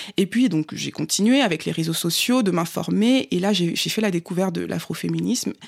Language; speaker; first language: French; early bilingual, other home language; Lingala